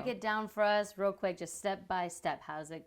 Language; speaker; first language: English; native; English